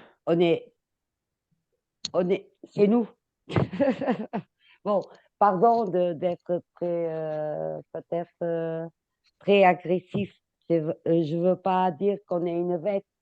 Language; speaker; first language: French; non-native, fluent; Portuguese